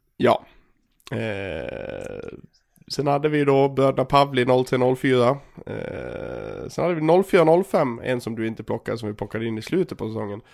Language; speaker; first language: Swedish; native; Swedish